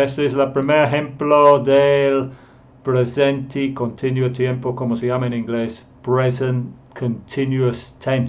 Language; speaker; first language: Spanish; non-native, fluent; English